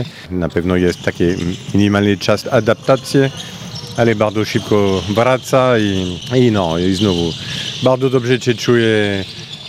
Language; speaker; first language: Polish; non-native, fluent; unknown